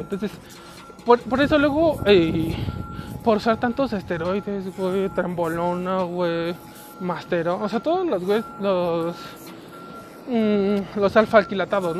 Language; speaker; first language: Spanish; native; Spanish